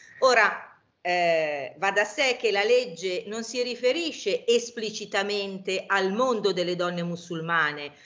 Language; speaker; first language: Italian; native; Italian